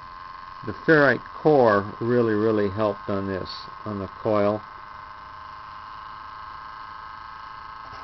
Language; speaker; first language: English; native; English